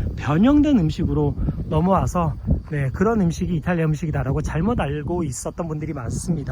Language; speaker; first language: Korean; native; Korean